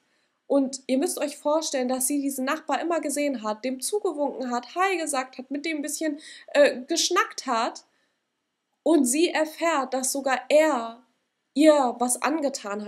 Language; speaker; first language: German; native; German